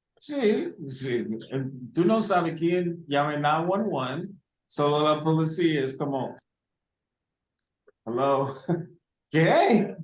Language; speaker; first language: Spanish; early bilingual, heritage; English